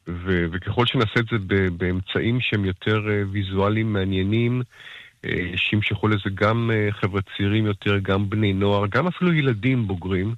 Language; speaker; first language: Hebrew; native; Hebrew